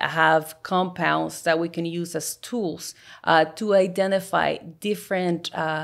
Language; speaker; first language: English; native; English